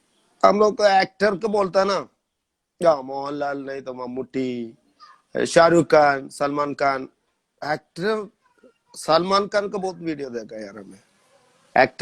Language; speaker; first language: Hindi; non-native, local second language; Malayalam